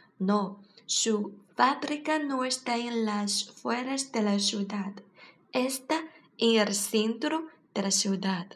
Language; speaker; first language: Spanish; non-native, learner; Chinese